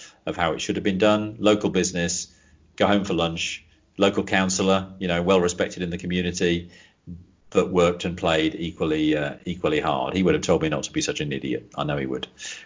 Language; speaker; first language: English; native; English